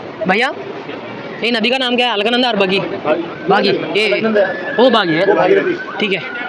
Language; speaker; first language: Hindi; non-native, local second language; Telugu